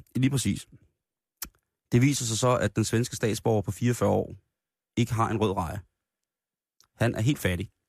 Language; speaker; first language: Danish; native; Danish